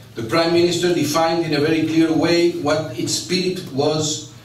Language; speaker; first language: English; non-native, fluent; Spanish